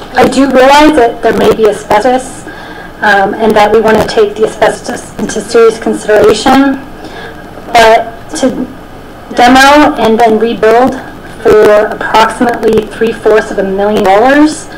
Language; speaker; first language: English; native; English